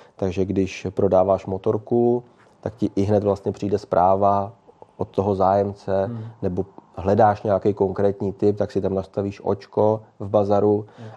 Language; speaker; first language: Czech; native; Czech